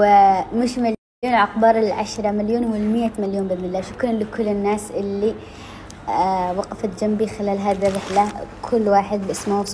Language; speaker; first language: Arabic; native; Arabic